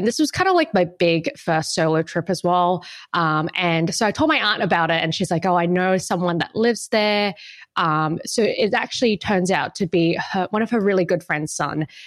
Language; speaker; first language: English; native; English